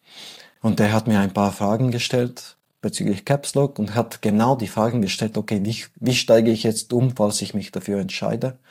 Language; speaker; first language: German; non-native, fluent; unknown